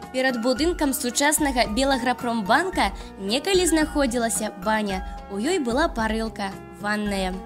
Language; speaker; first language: Belarusian; native; Belarusian